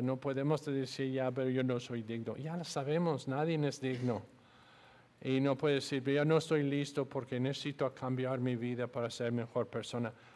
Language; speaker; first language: Spanish; non-native, learner; English